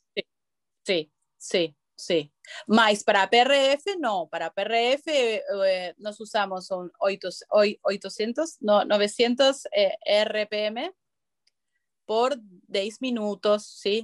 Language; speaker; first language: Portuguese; non-native, learner; Spanish